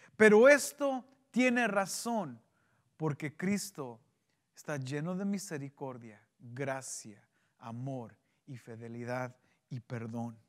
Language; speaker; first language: Spanish; early bilingual, heritage; Spanish